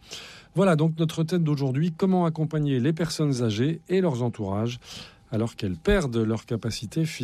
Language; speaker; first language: French; native; French